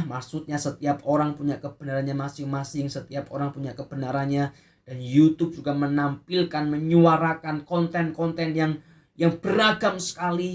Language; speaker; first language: Indonesian; native; Indonesian